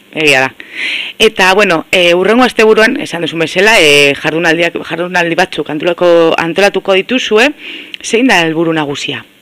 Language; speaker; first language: Basque; native; Basque